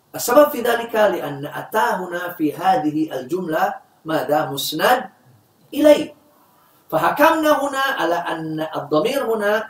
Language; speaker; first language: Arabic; non-native, fluent; Indonesian